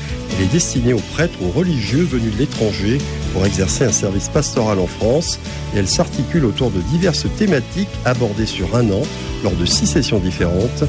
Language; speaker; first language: French; native; French